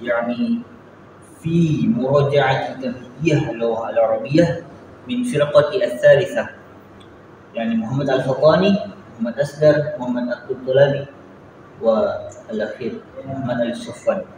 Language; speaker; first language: Arabic; non-native, learner; Indonesian